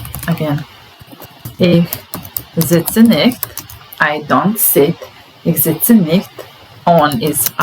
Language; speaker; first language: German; non-native, fluent; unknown